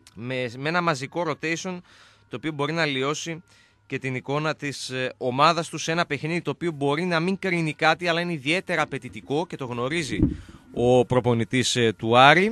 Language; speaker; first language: Greek; native; Greek